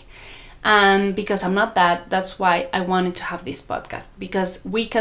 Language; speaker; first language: English; non-native, fluent; Spanish